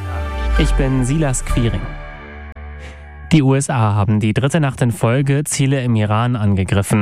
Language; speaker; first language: German; native; German